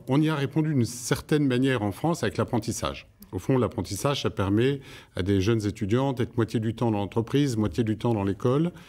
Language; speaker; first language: French; native; French